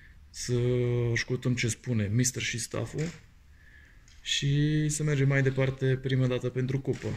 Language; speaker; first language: Romanian; non-native, fluent; Bulgarian